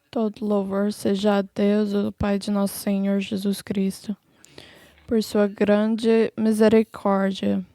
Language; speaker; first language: Portuguese; non-native, fluent; English